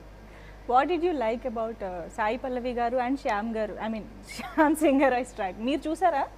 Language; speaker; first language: Telugu; native; Telugu